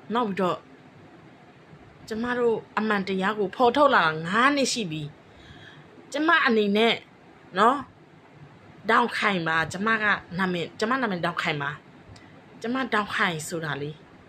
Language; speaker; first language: Burmese; non-native, local second language; S'gaw Karen